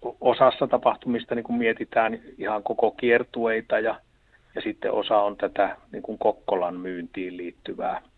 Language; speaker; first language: Finnish; native; Finnish